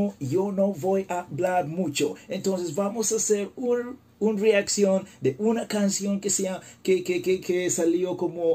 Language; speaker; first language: Spanish; non-native, learner; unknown